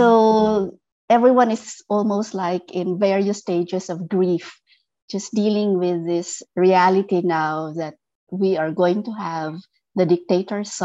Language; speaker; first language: English; non-native, local second language; Filipino